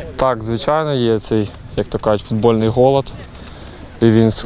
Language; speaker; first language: Ukrainian; native; Ukrainian